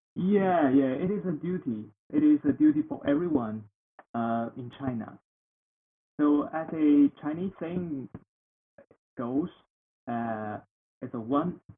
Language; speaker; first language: English; non-native, learner; Chinese